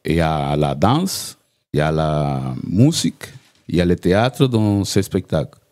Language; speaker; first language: French; non-native, learner; Spanish